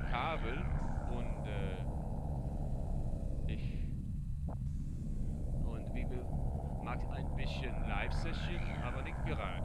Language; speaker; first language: German; non-native, learner; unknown